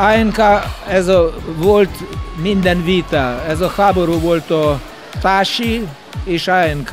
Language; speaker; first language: Hungarian; non-native, learner; Russian